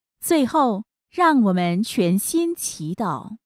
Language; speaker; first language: Chinese; native; Chinese